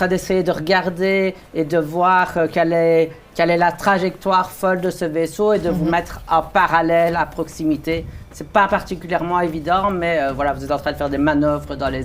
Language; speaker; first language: French; native; French